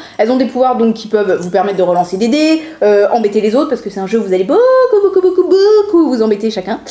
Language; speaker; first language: French; native; French